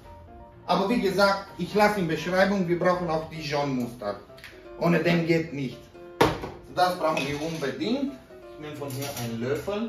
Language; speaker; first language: German; non-native, fluent; Romanian